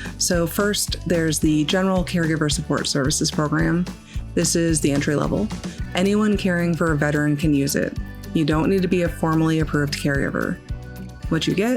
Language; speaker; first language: English; native; English